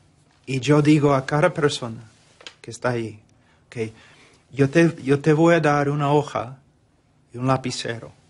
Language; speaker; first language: Spanish; non-native, fluent; English